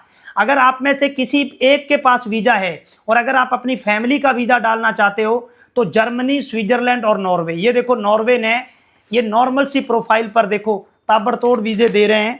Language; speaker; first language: Hindi; native; Hindi